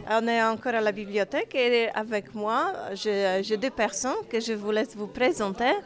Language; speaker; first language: French; non-native, fluent; Polish